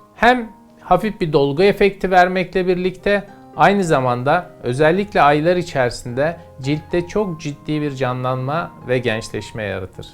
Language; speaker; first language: Turkish; native; Turkish